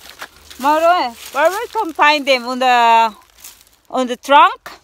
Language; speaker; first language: English; non-native, local second language; Filipino